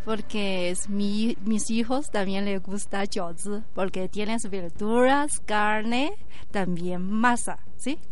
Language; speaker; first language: Spanish; non-native, learner; Chinese